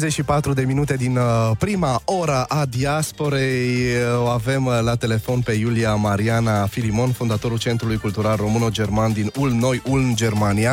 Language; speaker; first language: Romanian; native; Romanian